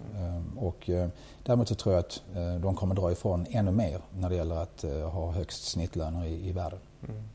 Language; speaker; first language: Swedish; native; Swedish